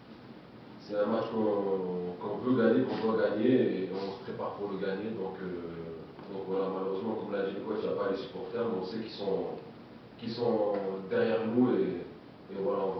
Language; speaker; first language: French; native; French